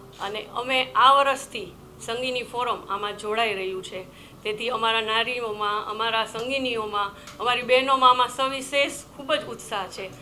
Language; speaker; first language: Gujarati; native; Gujarati